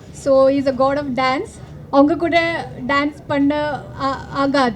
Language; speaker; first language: Tamil; non-native, learner; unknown